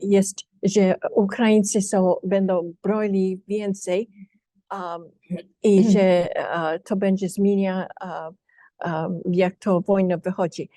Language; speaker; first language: Polish; early bilingual, heritage; English